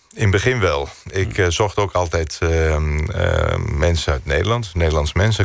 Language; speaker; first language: Dutch; non-native, fluent; Greek